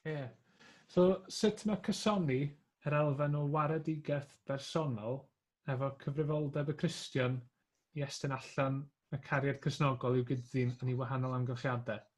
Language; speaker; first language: Welsh; native; Welsh